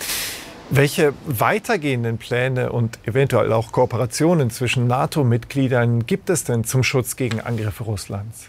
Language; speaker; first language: German; native; German